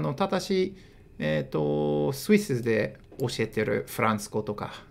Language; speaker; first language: Japanese; non-native, fluent; English